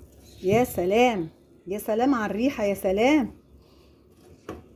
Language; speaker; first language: Arabic; native; Arabic